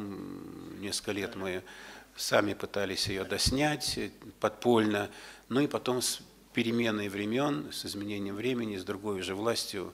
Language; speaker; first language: Russian; native; Russian